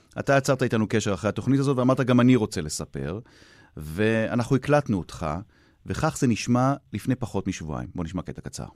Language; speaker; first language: Hebrew; native; Hebrew